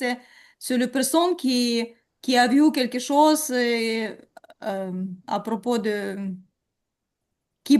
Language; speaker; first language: French; non-native, learner; Ukrainian